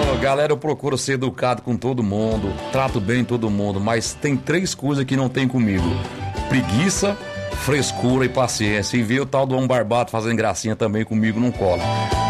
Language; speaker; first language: Portuguese; native; Portuguese